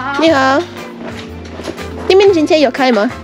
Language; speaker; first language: Chinese; non-native, fluent; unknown